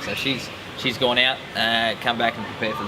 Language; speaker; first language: English; native; English